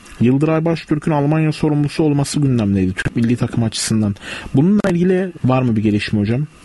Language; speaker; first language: Turkish; native; Turkish